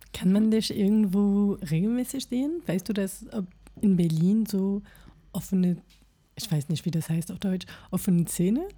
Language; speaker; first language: German; non-native, fluent; French